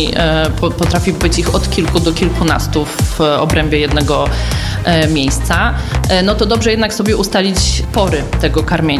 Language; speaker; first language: Polish; native; Polish